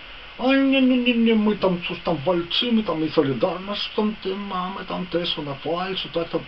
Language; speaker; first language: Polish; non-native, fluent; Ukrainian